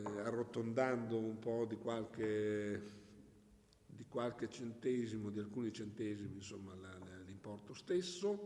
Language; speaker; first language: Italian; native; Italian